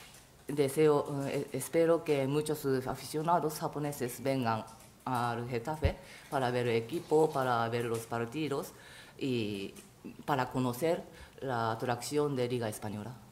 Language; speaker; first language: Spanish; non-native, fluent; Japanese